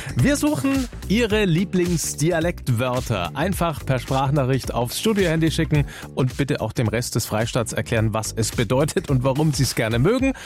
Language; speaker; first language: German; native; German